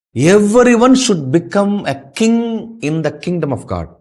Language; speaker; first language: English; non-native, local second language; Tamil